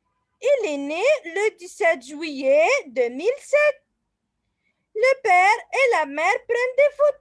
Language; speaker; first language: French; non-native, fluent; Arabic